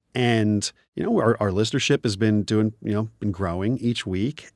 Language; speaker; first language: English; native; English